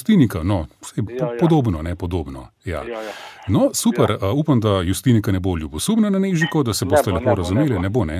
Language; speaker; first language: Slovenian; native; Slovenian